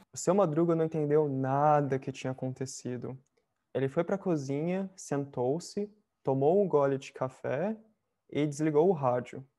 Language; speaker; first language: German; non-native, fluent; Portuguese